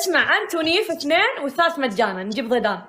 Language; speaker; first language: Arabic; native; Arabic